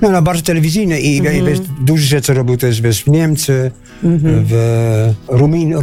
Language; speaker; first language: Polish; non-native, learner; Dutch